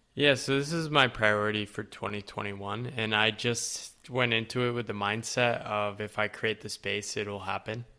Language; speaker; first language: English; native; English